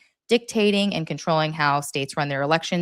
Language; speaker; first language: English; native; English